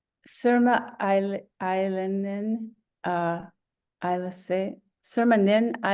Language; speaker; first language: Turkish; non-native, learner; English